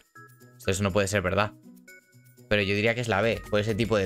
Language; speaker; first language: Spanish; native; Spanish